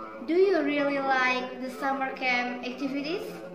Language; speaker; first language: English; non-native, learner; Indonesian